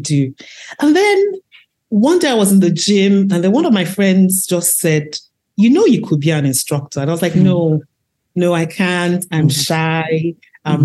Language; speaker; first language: English; non-native, local second language; Igbo